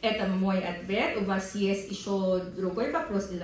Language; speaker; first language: Russian; non-native, learner; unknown